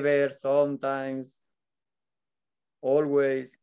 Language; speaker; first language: English; non-native, learner; Spanish